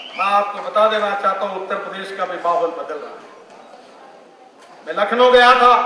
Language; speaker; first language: Hindi; non-native, local second language; Marathi